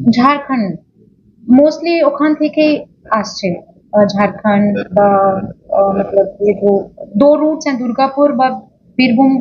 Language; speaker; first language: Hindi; non-native, local second language; Bangla